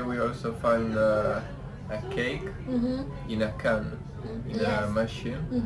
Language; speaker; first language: English; non-native, learner; Italian